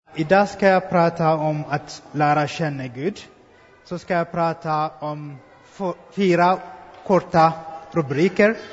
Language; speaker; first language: Swedish; non-native, fluent; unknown